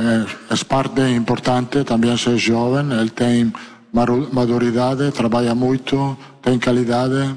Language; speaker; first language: Portuguese; non-native, learner; Italian